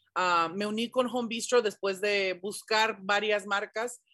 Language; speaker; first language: Spanish; early bilingual, heritage; Spanish